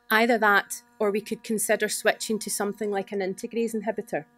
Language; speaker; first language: English; native; English